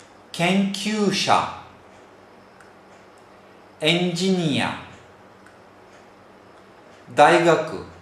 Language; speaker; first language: Japanese; non-native, fluent; Turkish